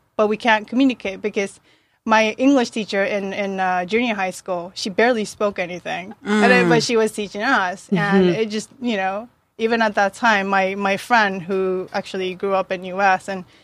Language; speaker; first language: English; non-native, fluent; Japanese